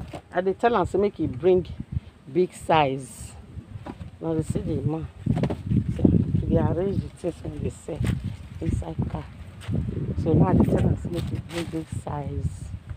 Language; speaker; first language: Italian; non-native, learner; English